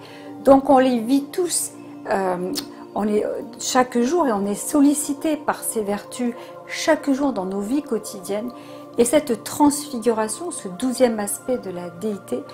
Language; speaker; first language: French; native; French